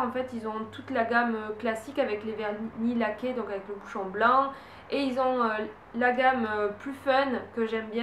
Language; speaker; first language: French; native; French